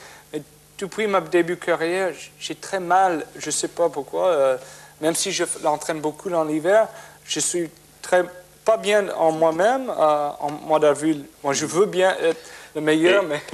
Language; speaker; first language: French; non-native, fluent; English